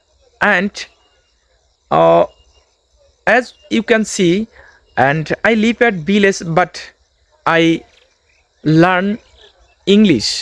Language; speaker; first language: English; non-native, learner; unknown